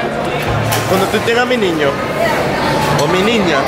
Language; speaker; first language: Spanish; early bilingual, heritage; English